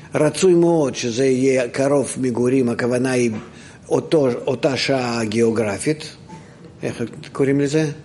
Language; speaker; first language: Hebrew; non-native, fluent; Russian